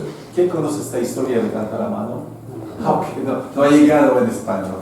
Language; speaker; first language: Spanish; non-native, fluent; French